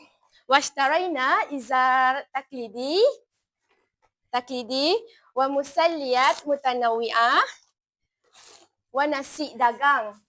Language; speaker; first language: Arabic; non-native, learner; Malay